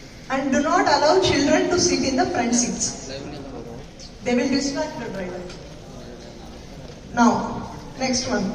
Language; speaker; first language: English; non-native, local second language; Telugu